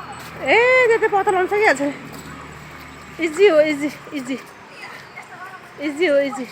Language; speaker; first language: Nepali; native; Nepali